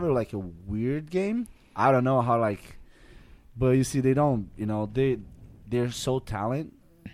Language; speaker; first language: English; non-native, learner; Portuguese